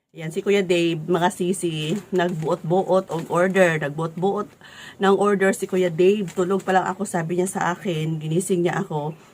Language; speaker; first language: Filipino; native; Filipino